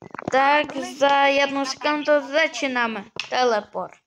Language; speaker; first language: Czech; early bilingual, other home language; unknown